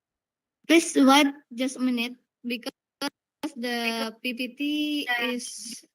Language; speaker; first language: English; non-native, learner; Indonesian